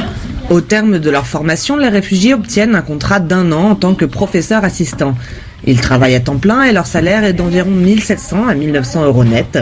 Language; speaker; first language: French; native; French